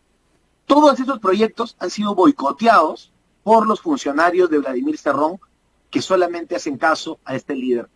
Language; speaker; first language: Spanish; native; Spanish